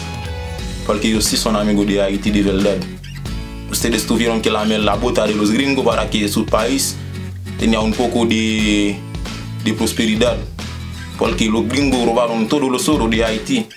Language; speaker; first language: Spanish; non-native, fluent; Haitian Creole